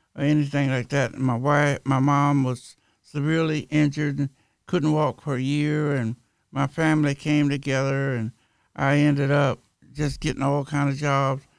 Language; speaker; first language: English; native; English